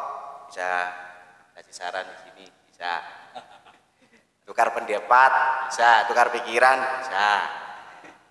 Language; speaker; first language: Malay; non-native, local second language; Javanese